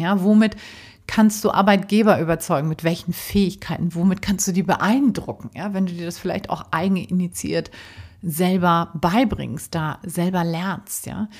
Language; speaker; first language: German; native; German